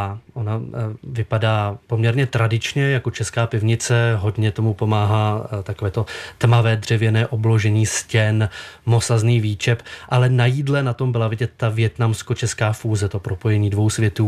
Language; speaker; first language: Czech; native; Czech